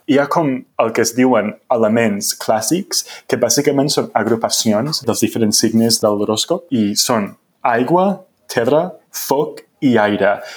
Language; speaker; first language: Catalan; non-native, fluent; English